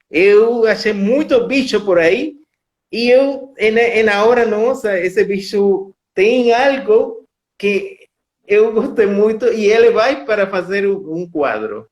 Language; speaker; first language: Portuguese; non-native, fluent; Spanish